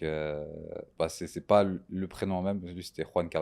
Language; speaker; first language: French; native; French